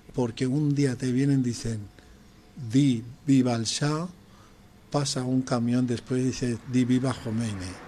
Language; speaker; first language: Spanish; non-native, fluent; Persian